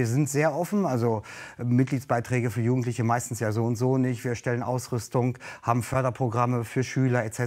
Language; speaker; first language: German; native; German